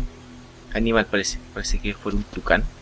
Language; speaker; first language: Spanish; native; Spanish